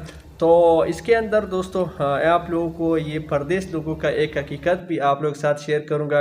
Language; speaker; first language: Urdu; non-native, local second language; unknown